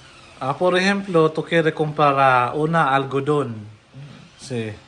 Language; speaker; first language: Spanish; non-native, learner; Filipino